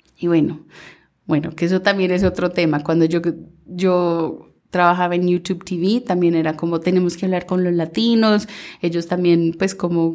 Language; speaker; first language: Spanish; early bilingual, heritage; Spanish